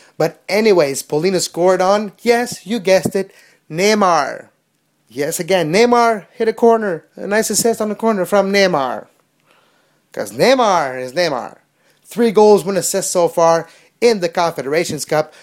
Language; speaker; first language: English; non-native, local second language; French